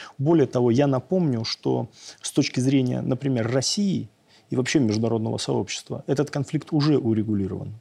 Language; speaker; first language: Russian; native; Russian